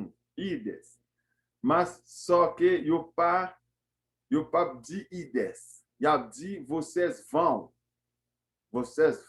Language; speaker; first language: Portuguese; non-native, fluent; Haitian Creole